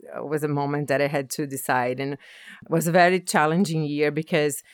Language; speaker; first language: English; non-native, fluent; Portuguese